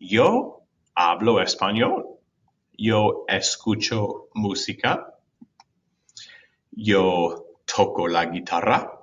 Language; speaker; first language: Spanish; non-native, fluent; English